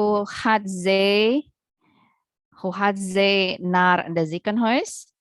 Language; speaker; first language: Dutch; non-native, learner; Indonesian